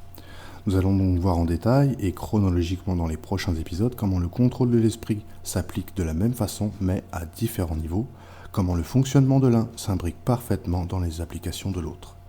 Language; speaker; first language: French; native; French